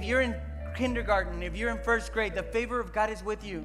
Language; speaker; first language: English; non-native, fluent; Spanish